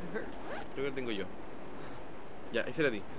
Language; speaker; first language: Spanish; native; Spanish